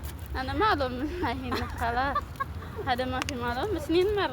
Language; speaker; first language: Arabic; non-native, learner; Amharic